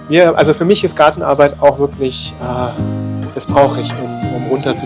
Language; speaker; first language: German; native; German